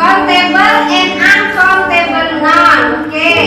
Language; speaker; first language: English; non-native, learner; Indonesian